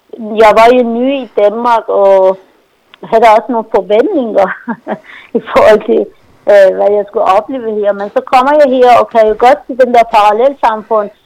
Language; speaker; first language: Danish; non-native, fluent; Persian